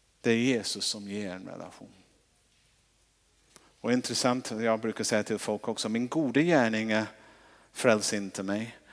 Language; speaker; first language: Swedish; non-native, fluent; English